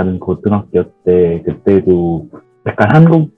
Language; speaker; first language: Korean; non-native, fluent; Vietnamese